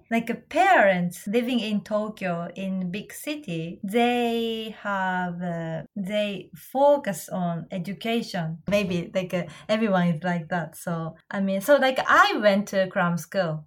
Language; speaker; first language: English; non-native, fluent; Japanese